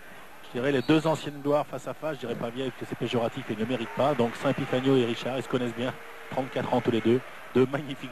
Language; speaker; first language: French; native; French